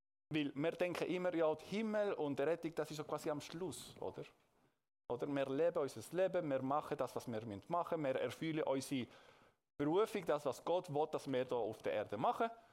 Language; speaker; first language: German; non-native, fluent; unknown